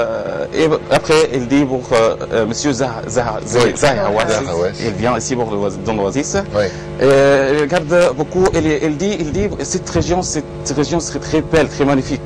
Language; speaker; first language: French; non-native, learner; Arabic